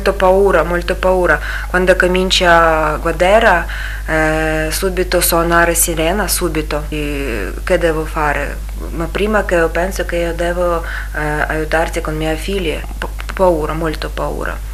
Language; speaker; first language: Italian; non-native, learner; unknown